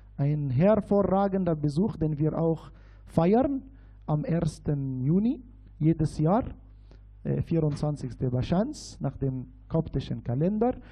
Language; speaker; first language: German; non-native, fluent; Arabic